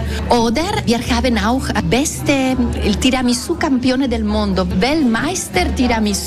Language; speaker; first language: German; non-native, local second language; Italian